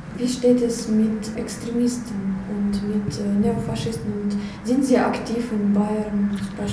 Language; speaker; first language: German; non-native, fluent; Russian